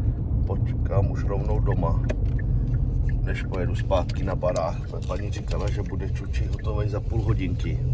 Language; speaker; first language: Czech; native; Czech